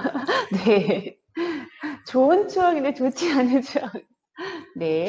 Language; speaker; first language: Korean; native; Korean